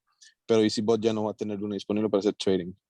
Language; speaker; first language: Spanish; native; Spanish